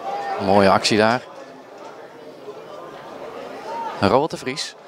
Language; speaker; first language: Dutch; native; Dutch